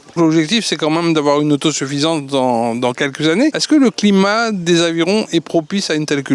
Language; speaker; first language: French; native; French